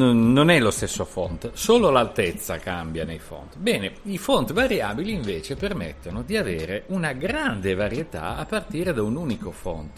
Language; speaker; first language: Italian; native; Italian